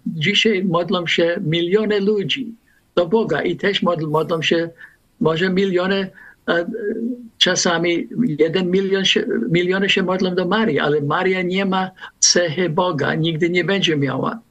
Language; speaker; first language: Polish; non-native, fluent; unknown